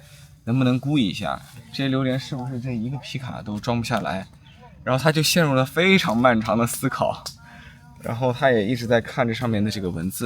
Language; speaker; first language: Chinese; native; Chinese